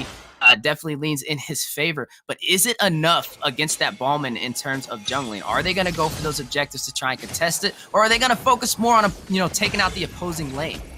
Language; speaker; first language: English; native; English